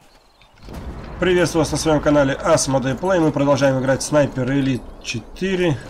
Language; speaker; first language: Russian; native; Russian